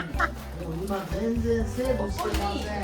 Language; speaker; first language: Japanese; native; Japanese